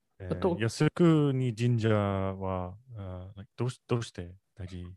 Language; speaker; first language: Japanese; non-native, learner; English